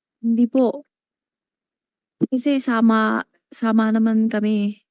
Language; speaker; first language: Filipino; non-native, learner; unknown